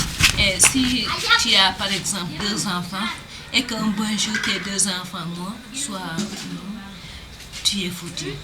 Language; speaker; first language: French; non-native, learner; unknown